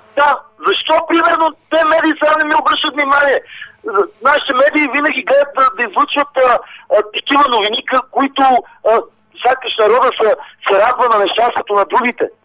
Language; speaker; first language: Bulgarian; non-native, local second language; Romany